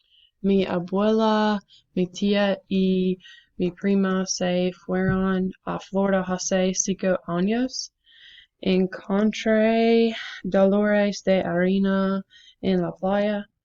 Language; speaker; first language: Spanish; non-native, learner; English